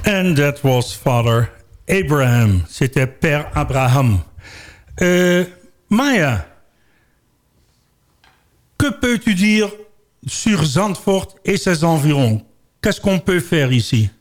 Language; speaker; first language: French; non-native, learner; Dutch